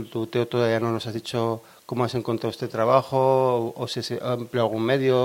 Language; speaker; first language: Spanish; native; Spanish